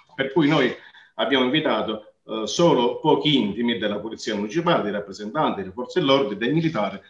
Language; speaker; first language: Italian; native; Italian